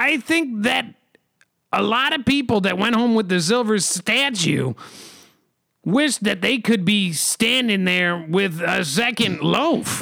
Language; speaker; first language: English; native; English